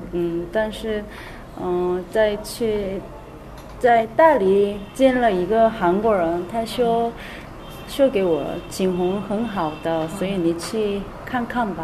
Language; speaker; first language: Chinese; non-native, learner; Korean